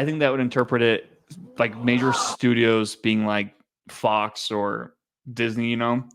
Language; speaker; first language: English; native; English